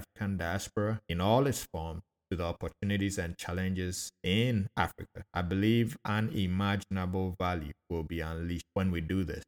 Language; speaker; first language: English; non-native, local second language; Akan